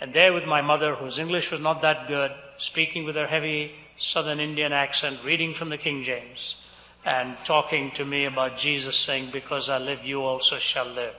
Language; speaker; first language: English; non-native, local second language; Hindi